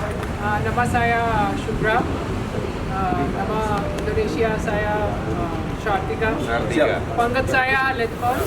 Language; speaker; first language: Indonesian; non-native, learner; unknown